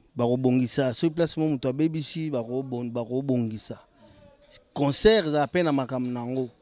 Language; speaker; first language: French; non-native, local second language; Lingala